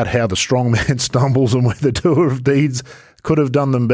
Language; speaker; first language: English; native; English